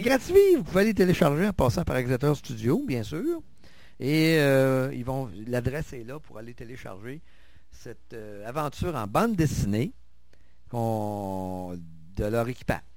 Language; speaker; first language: French; native; French